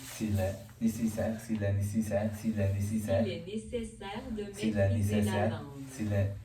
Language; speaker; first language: French; non-native, learner; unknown